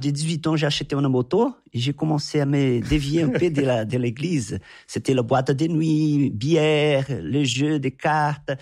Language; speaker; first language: French; non-native, fluent; Portuguese